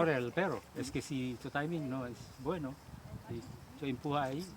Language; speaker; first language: Spanish; non-native, learner; French